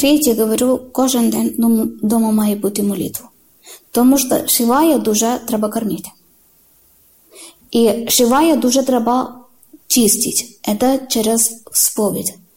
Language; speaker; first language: Ukrainian; non-native, learner; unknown